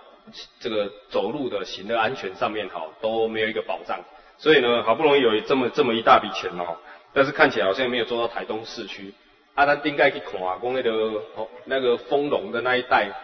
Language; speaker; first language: Chinese; native; Chinese